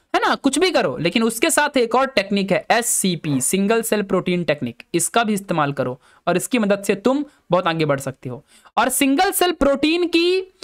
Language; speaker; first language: Hindi; native; Hindi